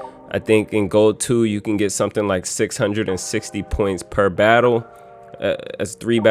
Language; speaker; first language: English; native; English